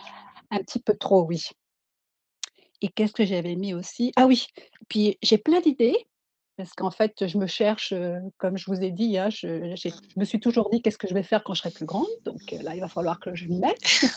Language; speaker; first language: French; native; French